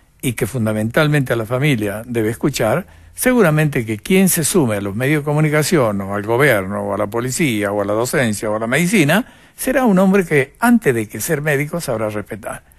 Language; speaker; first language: Spanish; native; Spanish